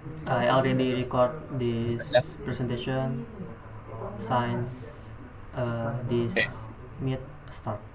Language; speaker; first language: English; non-native, learner; Indonesian